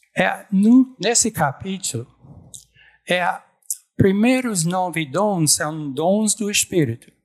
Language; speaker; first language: Portuguese; non-native, fluent; English